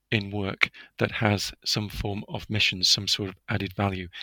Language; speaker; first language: English; native; English